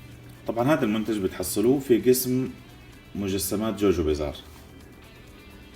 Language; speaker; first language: Arabic; native; Arabic